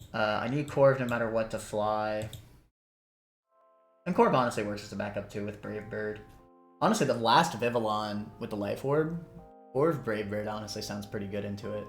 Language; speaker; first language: English; native; English